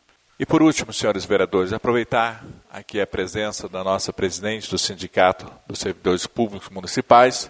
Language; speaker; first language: Portuguese; native; Portuguese